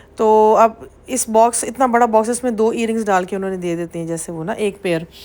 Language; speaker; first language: Urdu; native; Urdu